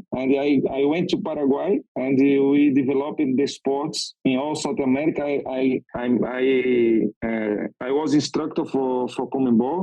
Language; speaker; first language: English; non-native, learner; Portuguese